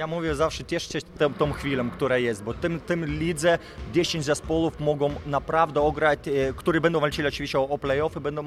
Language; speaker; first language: Polish; non-native, fluent; Lithuanian